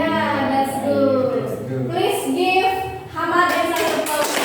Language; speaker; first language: English; non-native, fluent; Indonesian